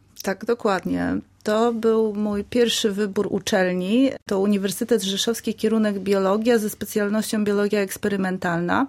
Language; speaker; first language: Polish; native; Polish